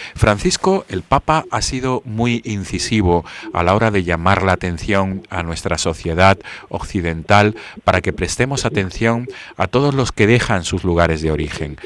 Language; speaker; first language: Spanish; native; Spanish